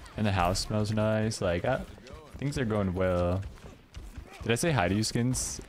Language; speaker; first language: English; native; English